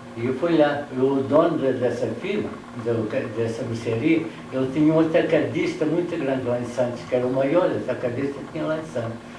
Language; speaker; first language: Portuguese; native; Portuguese